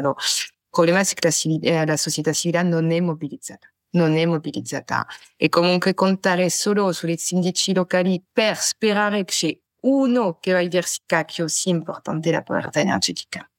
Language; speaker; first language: French; native; French